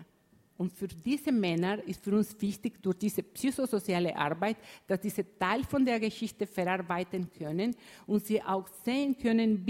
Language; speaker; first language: German; non-native, fluent; Spanish